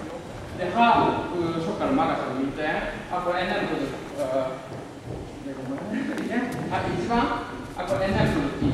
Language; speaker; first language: Hungarian; non-native, learner; Japanese